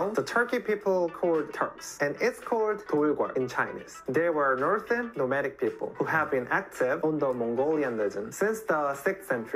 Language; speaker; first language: English; non-native, fluent; Korean